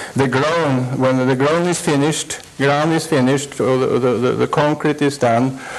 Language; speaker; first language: English; non-native, fluent; Norwegian